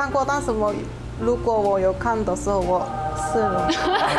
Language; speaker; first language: Chinese; non-native, learner; Korean